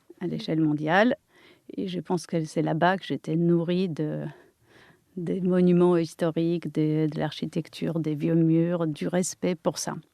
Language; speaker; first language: French; non-native, fluent; Polish